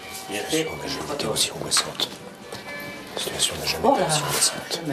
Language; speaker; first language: French; native; French